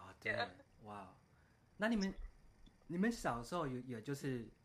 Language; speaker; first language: Chinese; early bilingual, heritage; Chinese